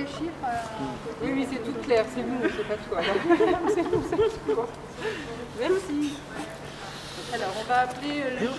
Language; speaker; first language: French; native; French